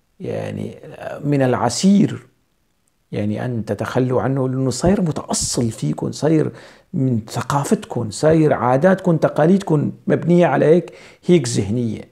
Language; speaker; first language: Arabic; non-native, local second language; Kurdish